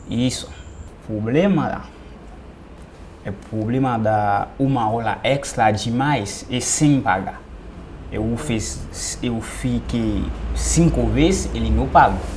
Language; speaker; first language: Portuguese; non-native, learner; Haitian Creole